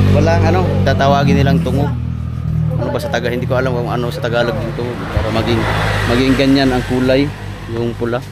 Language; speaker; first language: Filipino; non-native, local second language; Cebuano